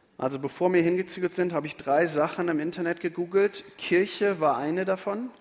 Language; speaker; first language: German; native; German